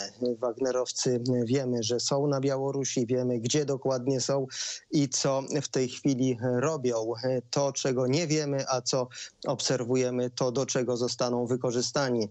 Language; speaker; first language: Polish; native; Polish